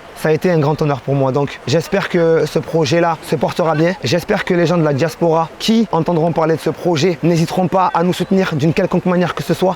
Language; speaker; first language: French; native; French